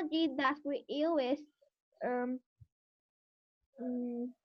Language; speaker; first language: English; non-native, learner; Vietnamese